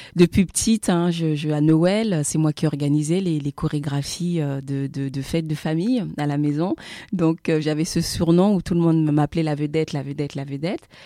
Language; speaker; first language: French; early bilingual, other home language; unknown